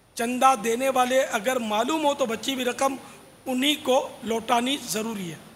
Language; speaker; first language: Urdu; native; Urdu